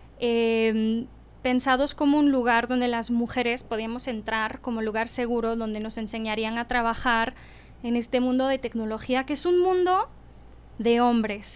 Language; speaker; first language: Spanish; early bilingual, heritage; Spanish